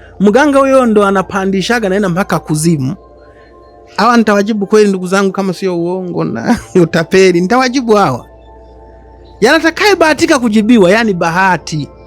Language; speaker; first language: Swahili; native; Swahili